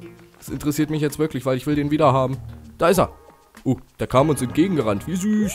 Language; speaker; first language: German; native; German